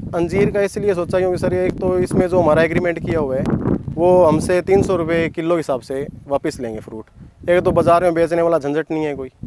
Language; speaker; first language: Hindi; native; Hindi